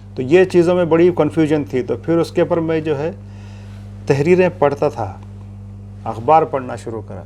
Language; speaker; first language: Urdu; native; Urdu